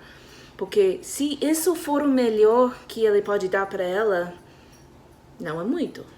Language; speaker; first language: Portuguese; non-native, fluent; English